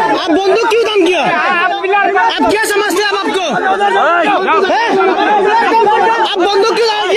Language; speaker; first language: Hindi; non-native, learner; Bangla